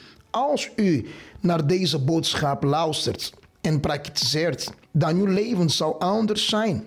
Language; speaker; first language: Dutch; non-native, fluent; Portuguese